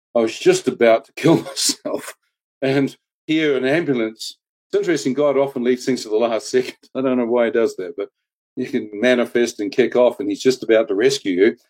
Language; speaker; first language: English; native; English